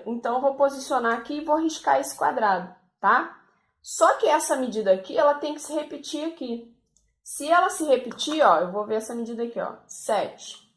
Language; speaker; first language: Portuguese; native; Portuguese